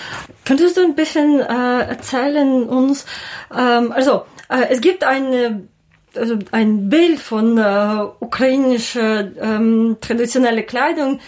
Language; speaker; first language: German; non-native, learner; Ukrainian